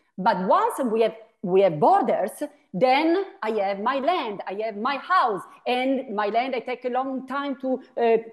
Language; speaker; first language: English; non-native, fluent; Italian